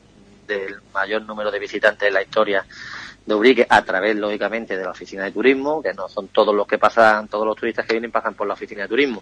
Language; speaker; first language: Spanish; native; Spanish